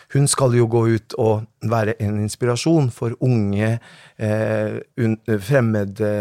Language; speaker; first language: Norwegian; early bilingual, other home language; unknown